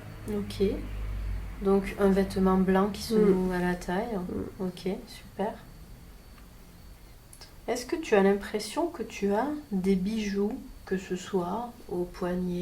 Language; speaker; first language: French; native; French